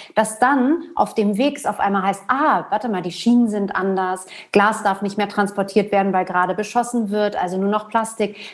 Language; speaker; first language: German; native; German